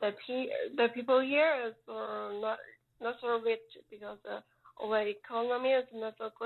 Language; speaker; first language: English; non-native, learner; Chinese